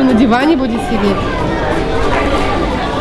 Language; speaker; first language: Russian; native; Russian